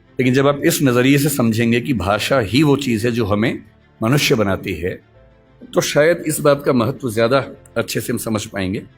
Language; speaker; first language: Hindi; native; Hindi